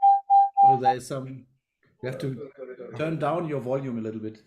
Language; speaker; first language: English; non-native, fluent; German